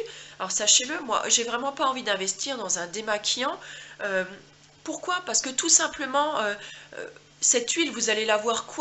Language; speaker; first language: French; native; French